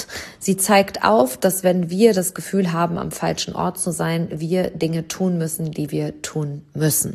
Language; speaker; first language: German; native; German